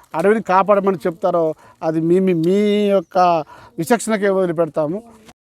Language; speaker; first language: Telugu; non-native, local second language; Koya